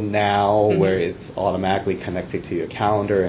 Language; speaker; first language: English; non-native, local second language; Cantonese